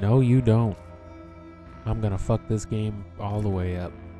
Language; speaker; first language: English; native; English